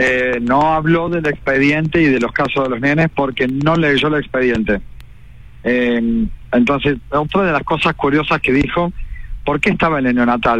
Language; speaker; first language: Spanish; native; Spanish